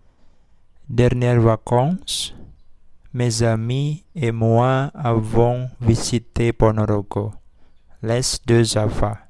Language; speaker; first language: French; non-native, learner; Indonesian